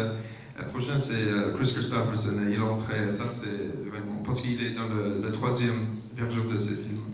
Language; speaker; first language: French; non-native, learner; English